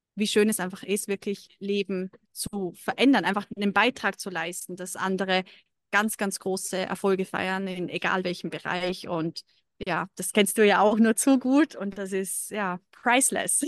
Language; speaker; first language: German; native; German